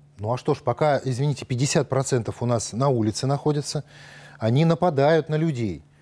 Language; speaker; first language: Russian; native; Russian